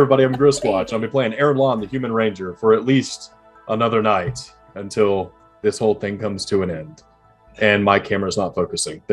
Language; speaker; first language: English; native; English